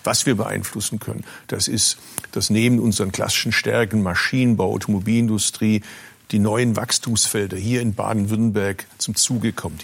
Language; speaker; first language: German; early bilingual, other home language; Turkish